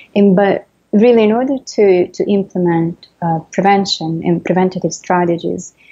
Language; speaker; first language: English; non-native, fluent; Italian